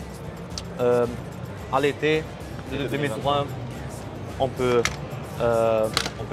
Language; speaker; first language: French; non-native, learner; German